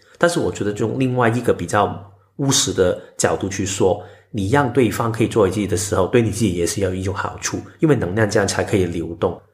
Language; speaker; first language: Chinese; non-native, local second language; Cantonese